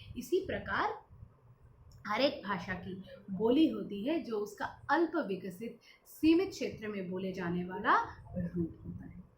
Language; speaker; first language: Hindi; non-native, local second language; Bangla